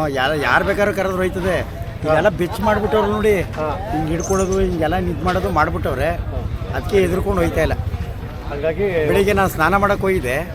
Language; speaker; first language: Kannada; native; Kannada